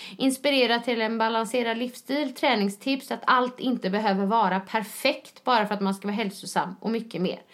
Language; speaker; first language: Swedish; native; Swedish